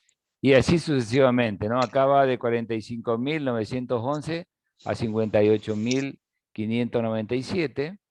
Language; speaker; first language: Spanish; native; Spanish